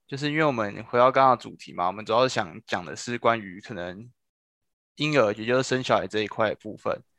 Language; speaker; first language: Chinese; native; Chinese